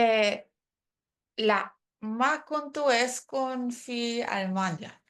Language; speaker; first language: Arabic; non-native, learner; English